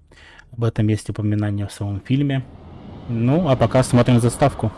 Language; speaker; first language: Russian; native; Russian